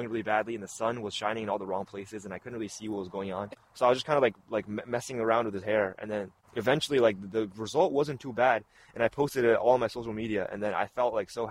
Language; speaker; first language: English; early bilingual, other home language; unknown